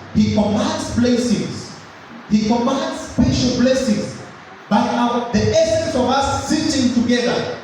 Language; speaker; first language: English; non-native, local second language; Swahili